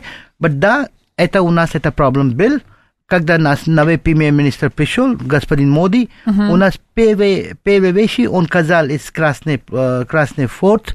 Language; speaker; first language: Russian; non-native, learner; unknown